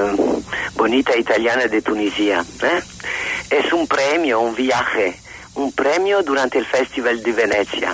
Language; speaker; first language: Spanish; non-native, learner; Italian